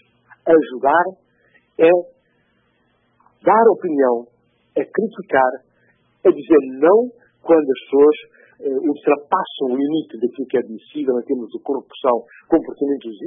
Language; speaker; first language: Portuguese; non-native, local second language; Upper Guinea Crioulo